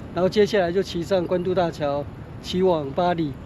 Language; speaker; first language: Chinese; native; Chinese